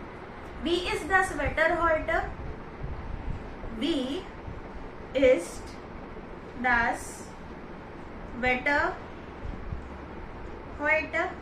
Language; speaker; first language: German; non-native, fluent; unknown